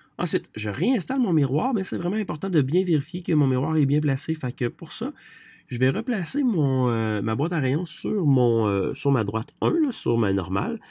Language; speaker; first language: French; native; French